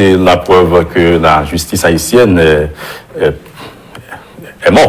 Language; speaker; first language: French; non-native, local second language; Haitian Creole